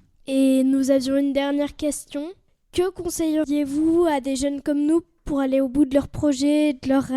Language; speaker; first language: French; native; French